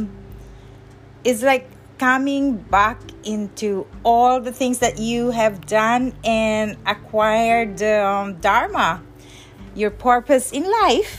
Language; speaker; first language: English; non-native, local second language; Filipino